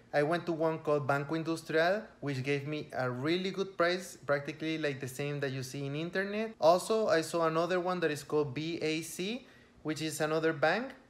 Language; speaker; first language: English; non-native, fluent; Spanish